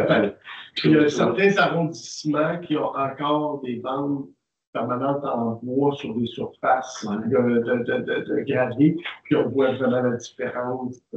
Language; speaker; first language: French; native; French